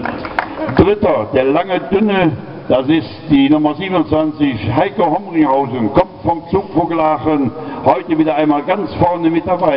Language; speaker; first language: German; native; German